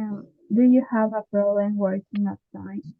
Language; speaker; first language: English; non-native, learner; Spanish